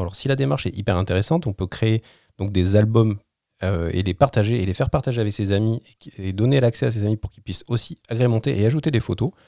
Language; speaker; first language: French; native; French